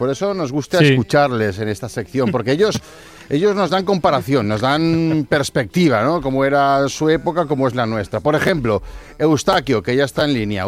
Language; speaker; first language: Spanish; native; Spanish